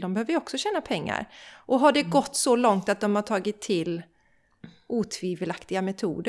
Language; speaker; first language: Swedish; native; Swedish